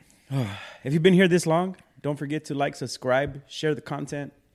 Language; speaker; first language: English; early bilingual, other home language; Spanish